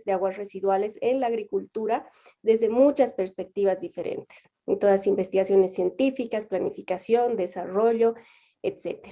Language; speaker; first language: Spanish; native; Spanish